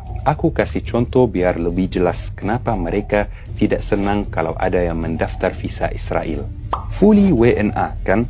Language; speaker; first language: Indonesian; non-native, fluent; Arabic